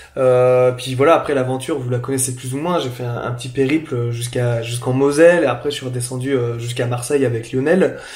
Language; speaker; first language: French; native; French